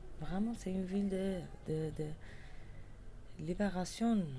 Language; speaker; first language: French; non-native, learner; Kurdish